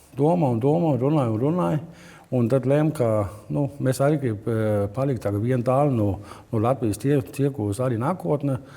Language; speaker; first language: Latvian; non-native, learner; Danish